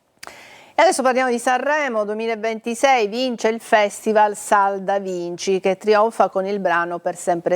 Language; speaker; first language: Italian; native; Italian